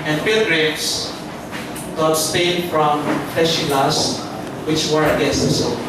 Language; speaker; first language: English; non-native, local second language; Filipino